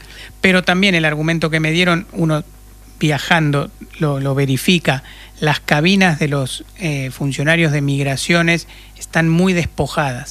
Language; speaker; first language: Spanish; native; Spanish